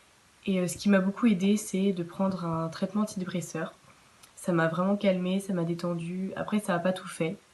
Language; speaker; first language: French; native; French